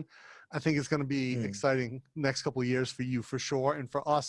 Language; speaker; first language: English; native; English